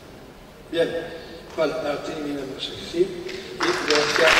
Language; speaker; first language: Spanish; non-native, fluent; French